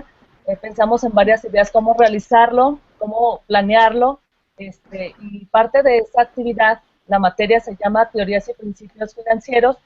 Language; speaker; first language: Spanish; native; Spanish